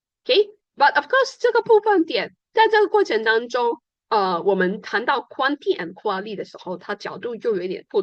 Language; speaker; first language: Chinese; native; Chinese